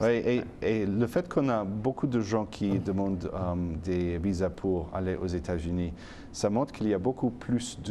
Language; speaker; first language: French; non-native, fluent; English